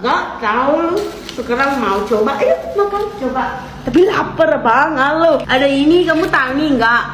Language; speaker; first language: Indonesian; non-native, learner; Vietnamese